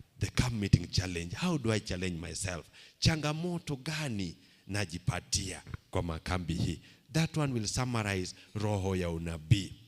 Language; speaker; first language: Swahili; non-native, local second language; Luo (Kenya and Tanzania)